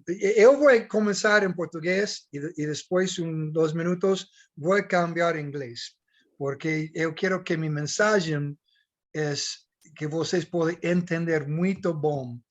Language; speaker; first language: Portuguese; non-native, learner; English